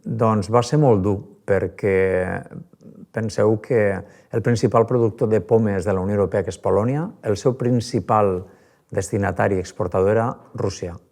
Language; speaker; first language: Catalan; native; Catalan